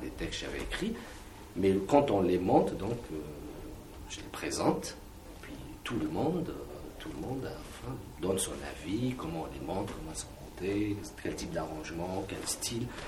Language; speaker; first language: French; non-native, local second language; Kabyle